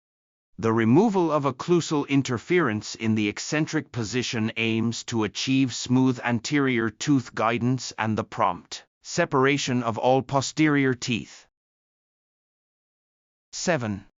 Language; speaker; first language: English; non-native, fluent; Japanese